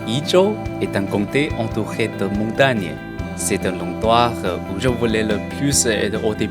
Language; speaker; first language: French; non-native, learner; Chinese